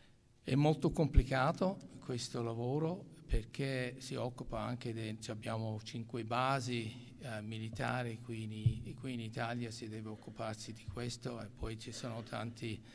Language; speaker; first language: Italian; non-native, local second language; English